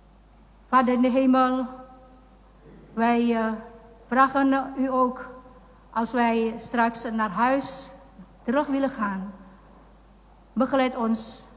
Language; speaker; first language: Dutch; non-native, fluent; Indonesian